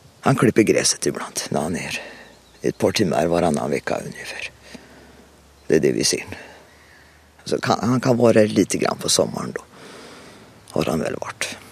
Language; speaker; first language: Swedish; native; Swedish